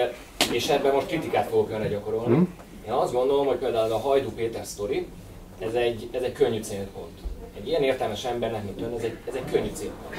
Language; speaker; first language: Hungarian; native; Hungarian